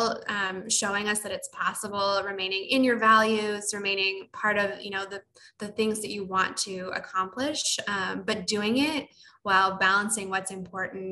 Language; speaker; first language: English; native; English